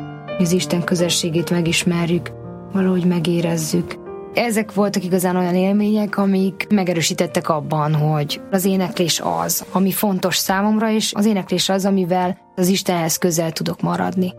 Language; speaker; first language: Hungarian; native; Hungarian